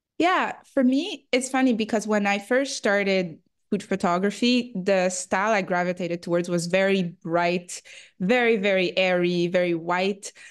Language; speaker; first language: English; early bilingual, other home language; French